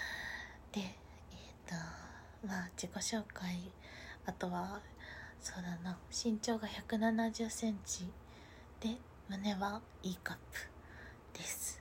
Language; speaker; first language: Japanese; native; Japanese